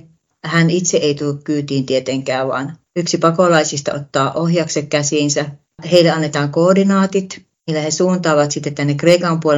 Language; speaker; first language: Finnish; native; Finnish